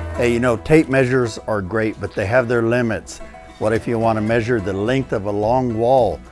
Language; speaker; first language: English; native; English